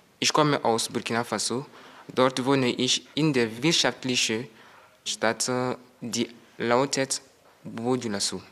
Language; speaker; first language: German; non-native, learner; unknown